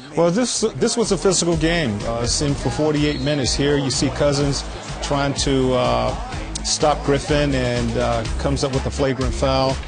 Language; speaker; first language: English; native; English